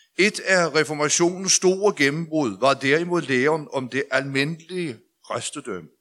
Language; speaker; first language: Danish; native; Danish